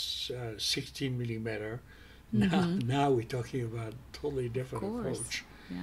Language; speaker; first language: English; non-native, fluent; French